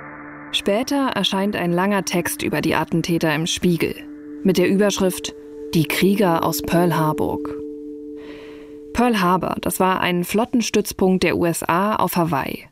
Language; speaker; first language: German; native; German